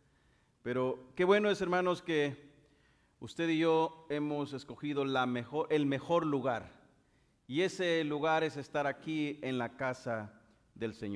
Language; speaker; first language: Spanish; native; Spanish